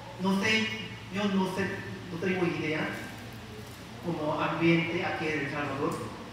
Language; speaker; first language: Spanish; non-native, learner; Korean